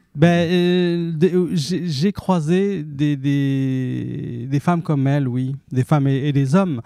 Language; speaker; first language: French; early bilingual, other home language; Arabic